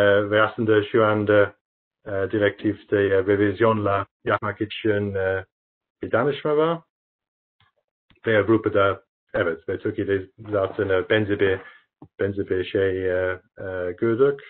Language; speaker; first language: Turkish; non-native, learner; English